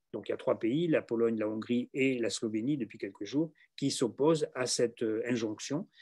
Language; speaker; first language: French; native; French